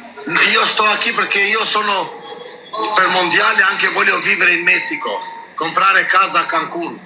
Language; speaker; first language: Italian; non-native, learner; Albanian